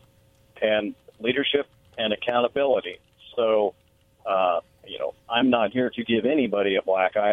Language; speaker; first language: English; native; English